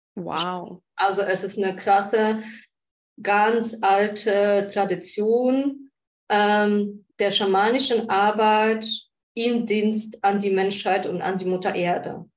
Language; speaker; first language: German; non-native, fluent; Polish